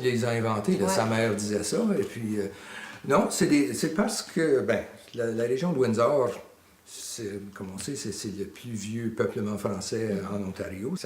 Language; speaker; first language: French; native; French